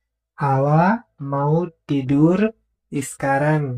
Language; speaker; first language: Indonesian; non-native, fluent; Nepali